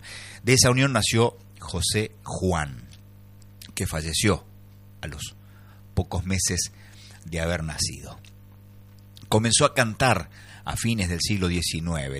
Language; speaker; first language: Spanish; native; Spanish